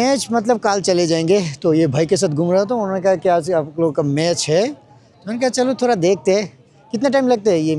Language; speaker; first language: Hindi; non-native, fluent; Bangla